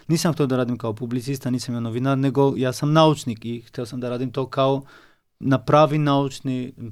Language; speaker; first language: Serbian; non-native, fluent; Albanian